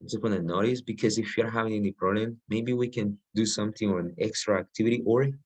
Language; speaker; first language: English; non-native, fluent; Spanish